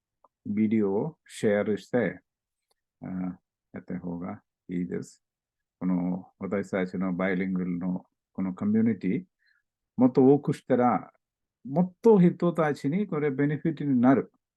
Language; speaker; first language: Japanese; non-native, learner; Malayalam